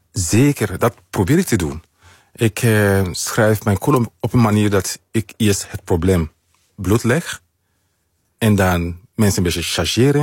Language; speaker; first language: Dutch; non-native, fluent; Mandingo